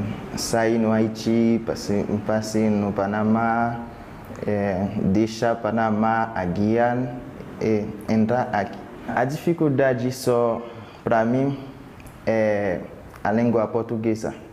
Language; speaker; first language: Portuguese; non-native, learner; Haitian Creole